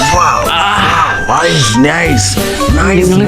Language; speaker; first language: English; non-native, learner; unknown